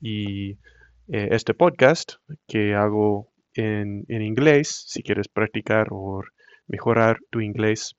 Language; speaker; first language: Spanish; non-native, fluent; English